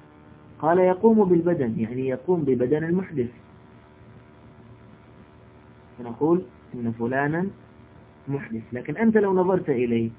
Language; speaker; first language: Arabic; native; Arabic